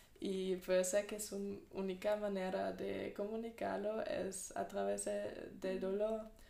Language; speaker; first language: Spanish; non-native, fluent; German